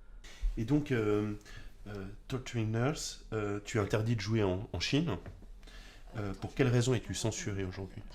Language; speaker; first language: French; native; French